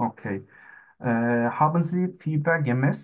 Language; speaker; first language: German; non-native, learner; Turkish